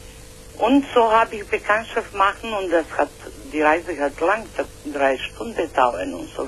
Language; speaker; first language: German; non-native, learner; Croatian